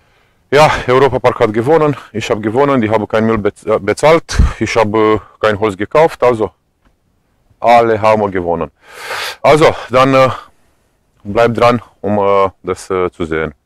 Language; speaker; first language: German; non-native, fluent; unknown